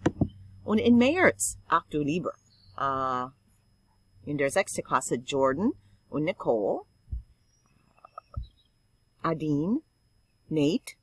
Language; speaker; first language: German; non-native, fluent; English